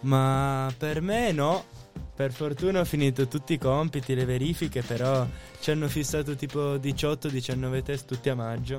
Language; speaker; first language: Italian; native; Italian